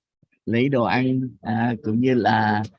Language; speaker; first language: Vietnamese; native; Vietnamese